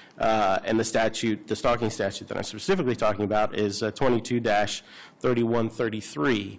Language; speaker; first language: English; native; English